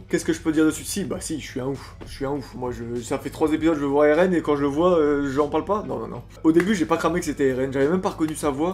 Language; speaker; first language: French; native; French